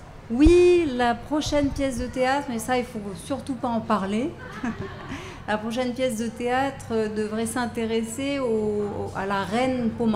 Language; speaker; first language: French; native; French